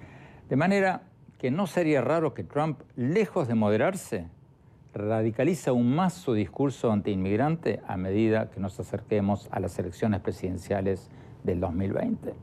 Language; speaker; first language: Spanish; native; Spanish